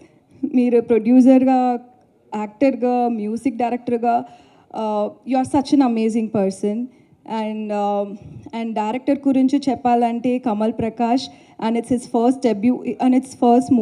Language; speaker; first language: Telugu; non-native, learner; Tamil